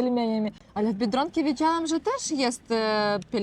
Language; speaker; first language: Polish; non-native, learner; Russian